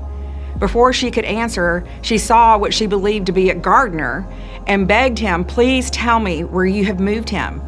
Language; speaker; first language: English; native; English